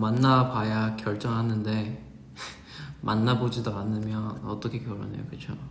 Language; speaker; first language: Korean; non-native, fluent; Chinese